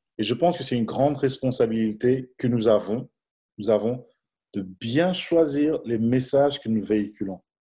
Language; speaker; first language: French; non-native, local second language; Lingala